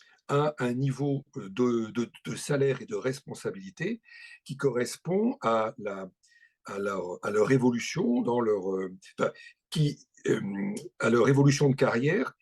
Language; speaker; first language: French; native; French